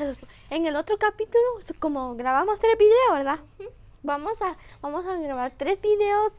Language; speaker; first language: Spanish; native; Spanish